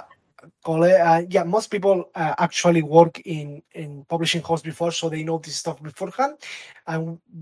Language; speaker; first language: English; non-native, fluent; Catalan